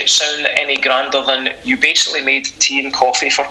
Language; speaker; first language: English; native; English